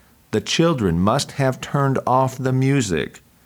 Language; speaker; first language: English; native; English